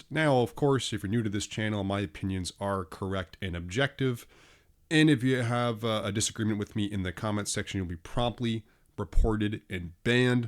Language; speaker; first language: English; native; English